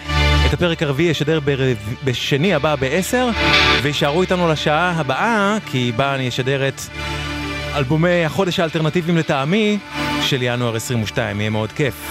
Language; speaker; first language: Hebrew; native; Hebrew